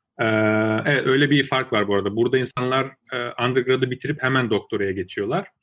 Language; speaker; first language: Turkish; early bilingual, other home language; Azerbaijani